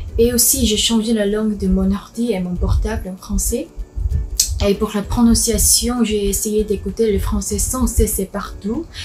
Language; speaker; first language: French; non-native, fluent; Korean